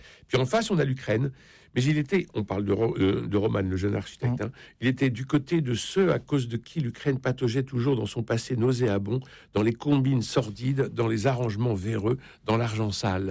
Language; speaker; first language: French; native; French